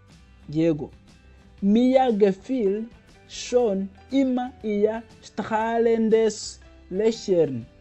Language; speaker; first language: German; non-native, fluent; Kinyarwanda